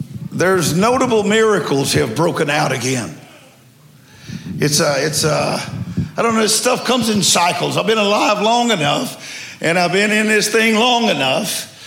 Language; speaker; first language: English; native; English